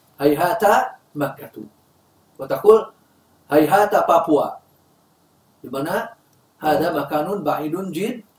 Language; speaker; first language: Arabic; non-native, fluent; Indonesian